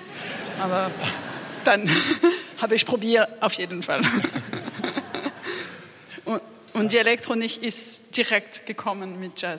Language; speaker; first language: German; non-native, fluent; French